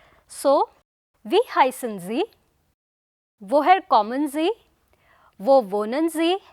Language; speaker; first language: German; non-native, fluent; Hindi